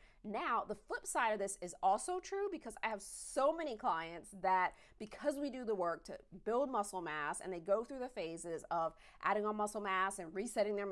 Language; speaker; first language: English; native; English